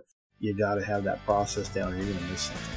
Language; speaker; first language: English; native; English